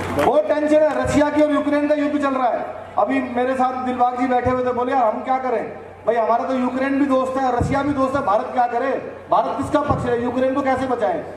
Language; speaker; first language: Hindi; native; Hindi